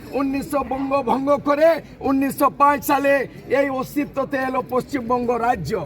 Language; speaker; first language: Bangla; non-native, local second language; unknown